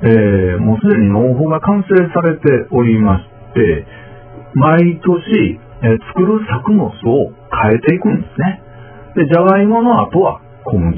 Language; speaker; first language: Japanese; native; Japanese